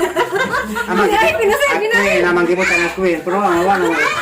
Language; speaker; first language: Filipino; non-native, local second language; Cebuano